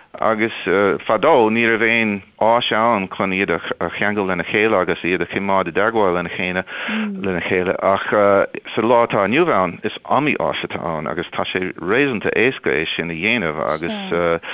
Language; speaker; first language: Irish; non-native, fluent; English